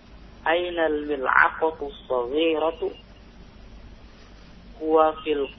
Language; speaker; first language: Arabic; non-native, learner; Indonesian